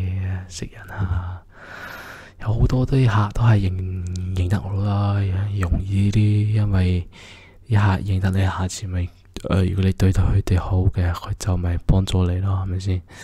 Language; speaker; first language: Cantonese; early bilingual, heritage; Cantonese